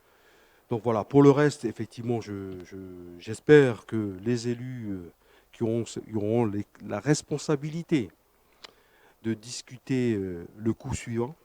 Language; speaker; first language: French; native; French